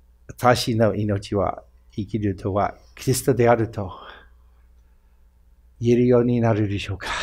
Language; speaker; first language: Japanese; non-native, fluent; English